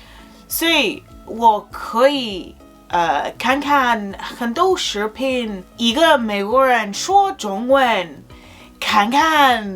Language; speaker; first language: Chinese; non-native, learner; English